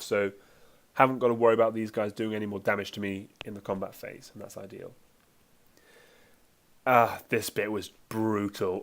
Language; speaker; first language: English; native; English